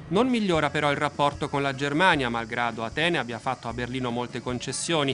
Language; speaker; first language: Italian; native; Italian